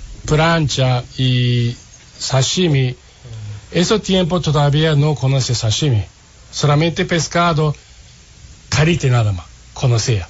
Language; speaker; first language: Spanish; non-native, learner; Japanese